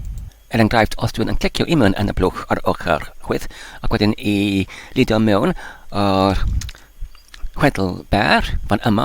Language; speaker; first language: Welsh; non-native, learner; Polish